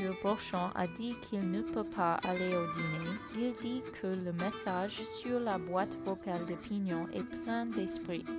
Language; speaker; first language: French; non-native, learner; English